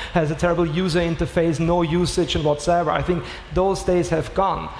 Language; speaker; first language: English; non-native, fluent; German